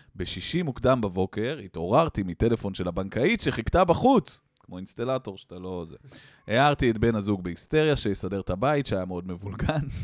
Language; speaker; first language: Hebrew; native; Hebrew